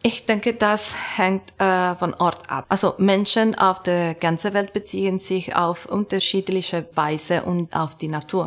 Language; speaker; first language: German; non-native, learner; Italian